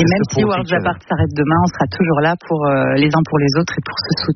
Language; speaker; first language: French; native; French